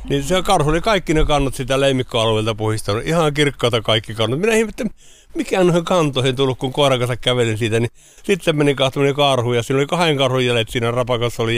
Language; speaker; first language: Finnish; native; Finnish